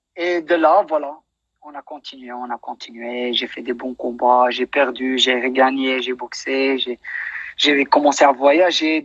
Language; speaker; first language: French; non-native, local second language; Dutch